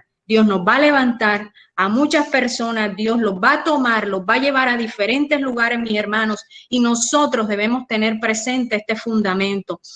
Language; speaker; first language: Spanish; native; Spanish